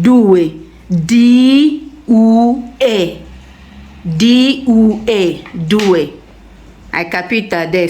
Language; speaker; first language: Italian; non-native, fluent; English